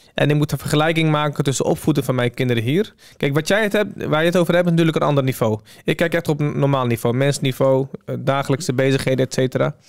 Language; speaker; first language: Dutch; early bilingual, other home language; Urdu